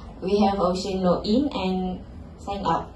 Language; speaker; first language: English; non-native, local second language; Malay